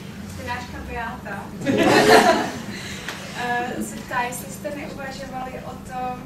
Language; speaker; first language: Czech; native; Czech